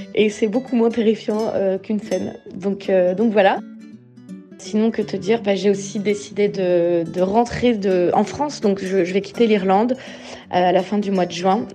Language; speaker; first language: French; native; French